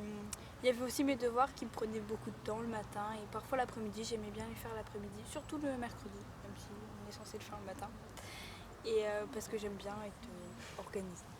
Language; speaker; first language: French; native; French